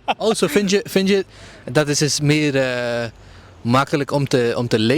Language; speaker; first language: Dutch; non-native, learner; Urdu